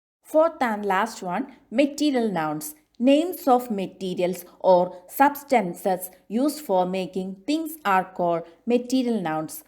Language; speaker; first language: English; non-native, local second language; Malayalam